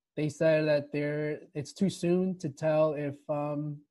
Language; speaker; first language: English; early bilingual, other home language; Spanish